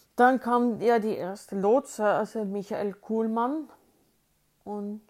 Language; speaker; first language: German; non-native, fluent; Swedish